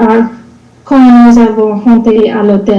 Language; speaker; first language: French; non-native, learner; English